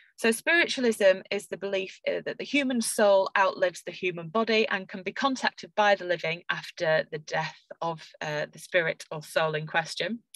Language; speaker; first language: English; native; English